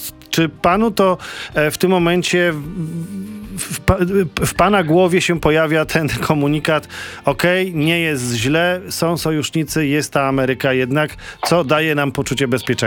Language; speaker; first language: Polish; native; Polish